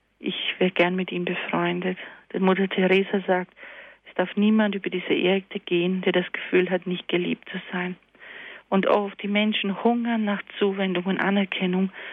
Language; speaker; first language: German; early bilingual, other home language; Croatian